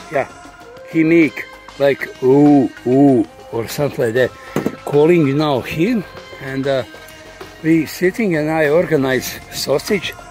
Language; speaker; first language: English; non-native, learner; Croatian